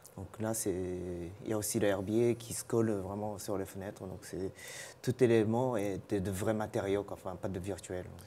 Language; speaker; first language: French; non-native, fluent; Japanese